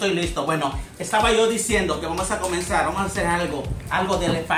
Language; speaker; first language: Spanish; native; Spanish